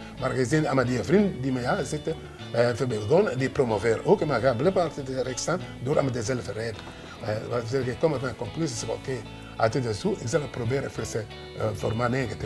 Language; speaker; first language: Dutch; non-native, learner; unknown